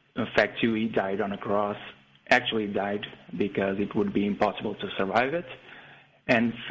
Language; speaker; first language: English; non-native, fluent; Portuguese